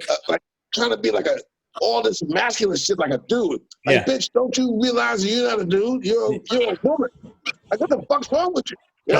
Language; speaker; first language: English; native; English